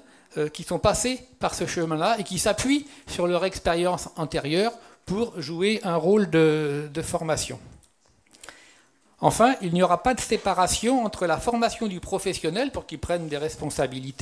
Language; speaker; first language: French; native; French